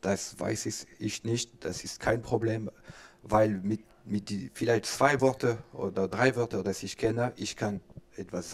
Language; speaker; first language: German; non-native, learner; French